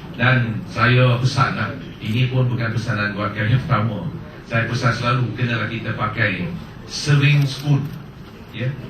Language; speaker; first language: Malay; non-native, local second language; Chinese